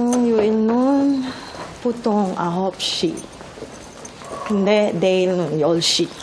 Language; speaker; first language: Korean; non-native, learner; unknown